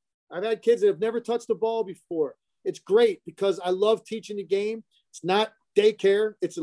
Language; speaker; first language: English; native; English